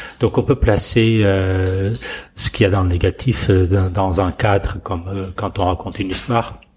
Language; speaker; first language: French; non-native, fluent; Portuguese